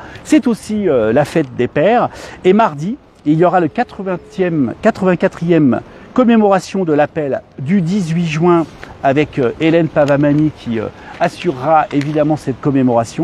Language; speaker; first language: French; native; French